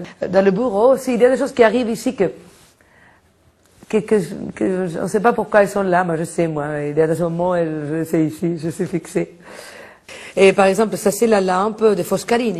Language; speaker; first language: French; non-native, fluent; Spanish